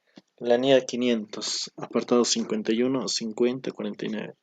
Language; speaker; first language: Spanish; native; Spanish